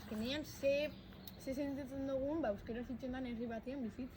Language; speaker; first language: Basque; native; Basque